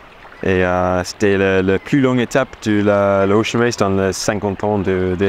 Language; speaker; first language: French; non-native, fluent; English